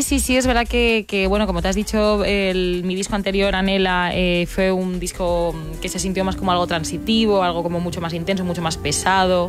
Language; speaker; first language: Spanish; native; Spanish